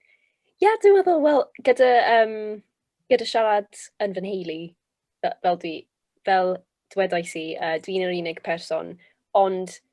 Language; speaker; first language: Welsh; non-native, local second language; English